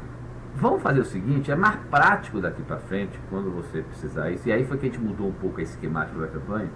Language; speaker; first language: Portuguese; native; Portuguese